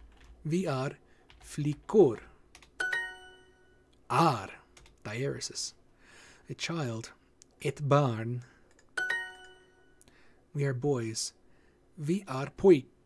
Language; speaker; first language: Swedish; non-native, learner; English